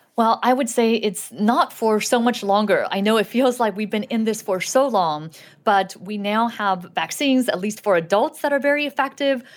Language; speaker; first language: English; early bilingual, other home language; Chinese